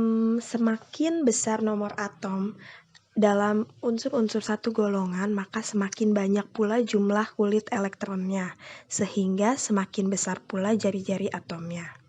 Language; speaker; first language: Indonesian; native; Indonesian